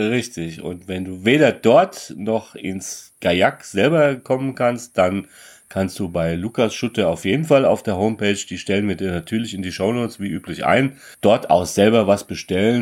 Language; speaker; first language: German; native; German